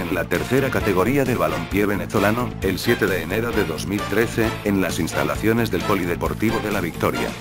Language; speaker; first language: Spanish; native; Spanish